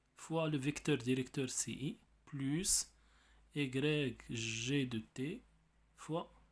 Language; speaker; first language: French; non-native, local second language; Arabic